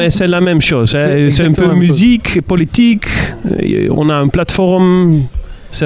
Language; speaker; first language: French; non-native, learner; Dutch